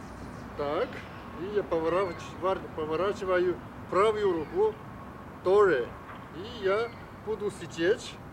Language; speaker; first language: Russian; non-native, learner; Chinese